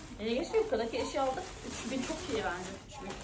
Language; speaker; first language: Turkish; non-native, fluent; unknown